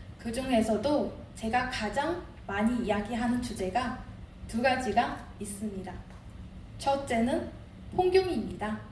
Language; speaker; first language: Korean; non-native, fluent; Chinese